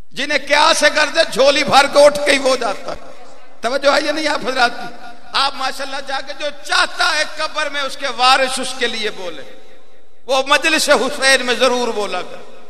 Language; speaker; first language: Urdu; non-native, local second language; Punjabi